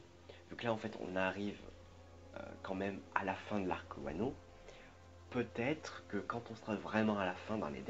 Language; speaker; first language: French; native; French